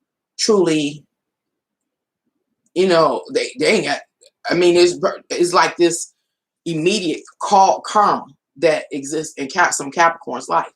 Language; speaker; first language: English; native; English